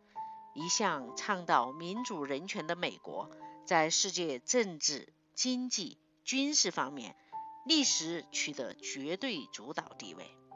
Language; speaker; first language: Chinese; native; Chinese